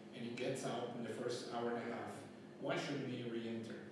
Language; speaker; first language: English; non-native, fluent; Italian